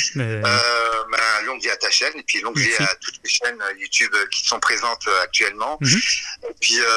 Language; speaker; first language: French; native; French